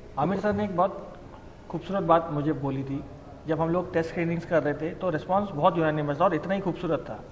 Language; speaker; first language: Hindi; native; Hindi